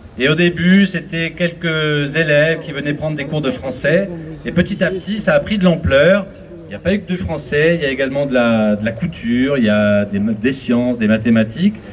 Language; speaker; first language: French; native; French